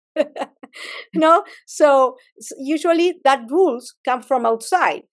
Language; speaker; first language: English; non-native, fluent; Spanish